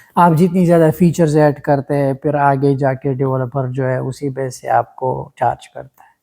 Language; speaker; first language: Urdu; non-native, local second language; Pashto